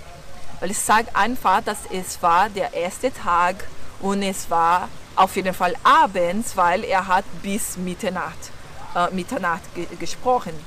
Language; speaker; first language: German; non-native, learner; Portuguese